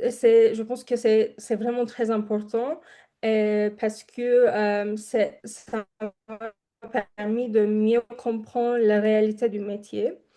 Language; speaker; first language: French; non-native, fluent; Turkish